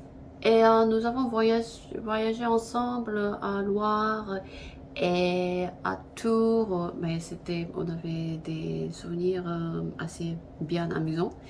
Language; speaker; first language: French; non-native, learner; Korean